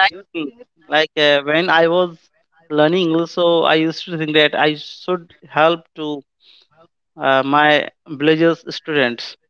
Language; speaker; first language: English; non-native, local second language; Hindi